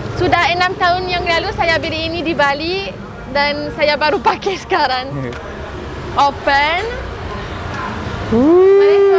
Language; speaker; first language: Indonesian; non-native, learner; French